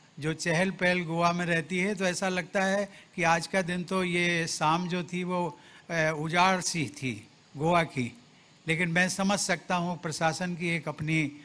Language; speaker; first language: Hindi; native; Hindi